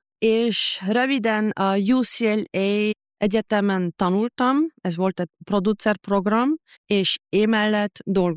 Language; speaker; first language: Hungarian; non-native, fluent; German